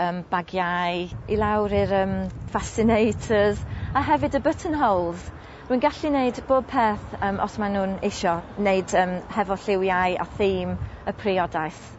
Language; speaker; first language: Welsh; non-native, local second language; English